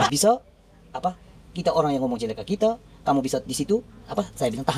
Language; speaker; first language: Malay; non-native, learner; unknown